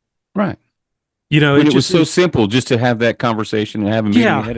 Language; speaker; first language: English; native; English